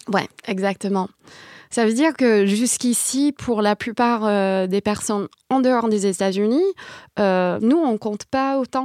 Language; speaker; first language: French; non-native, fluent; English